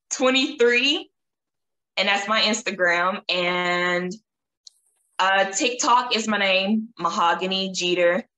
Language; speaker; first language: English; native; English